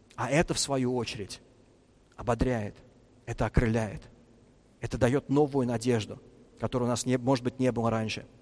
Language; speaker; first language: Russian; native; Russian